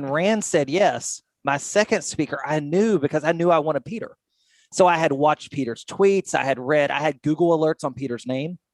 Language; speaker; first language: English; native; English